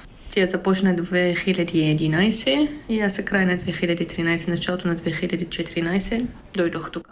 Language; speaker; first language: Bulgarian; non-native, fluent; Arabic